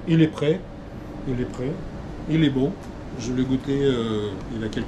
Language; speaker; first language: French; non-native, learner; Russian